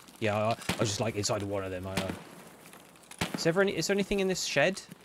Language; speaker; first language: English; native; English